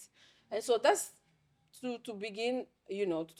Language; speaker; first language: English; non-native, fluent; French